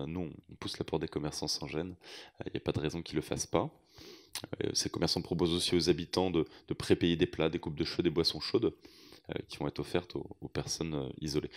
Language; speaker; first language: French; native; French